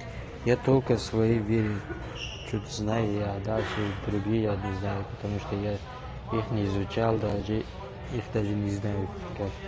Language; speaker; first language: Russian; non-native, learner; Tajik